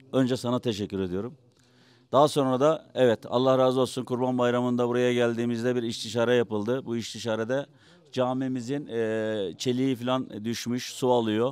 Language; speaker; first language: Turkish; native; Turkish